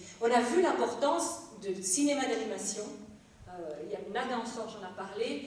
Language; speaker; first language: French; native; French